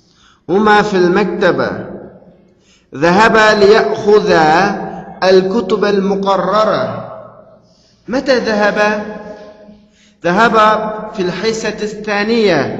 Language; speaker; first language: Arabic; non-native, fluent; Uyghur